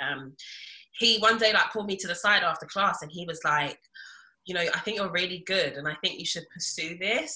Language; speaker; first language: English; early bilingual, other home language; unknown